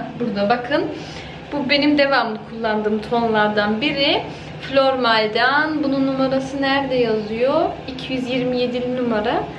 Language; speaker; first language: Turkish; early bilingual, heritage; Turkish